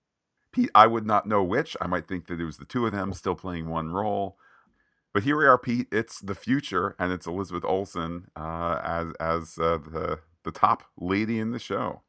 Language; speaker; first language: English; native; English